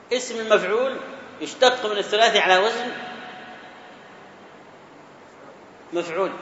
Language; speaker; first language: Arabic; native; Arabic